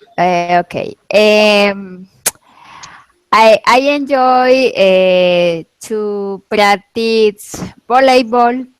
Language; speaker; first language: English; non-native, learner; Spanish